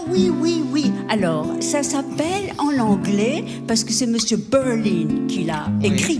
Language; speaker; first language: French; native; French